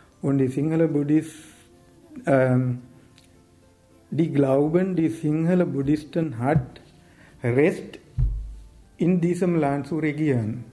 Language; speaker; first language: German; non-native, learner; Sinhala